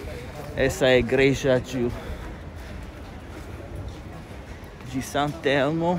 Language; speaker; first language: Portuguese; non-native, fluent; Italian